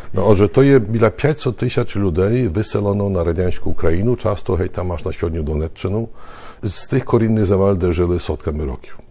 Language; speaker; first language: Ukrainian; early bilingual, heritage; Ukrainian